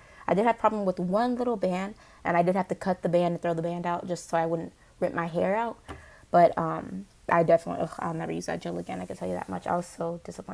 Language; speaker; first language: English; native; English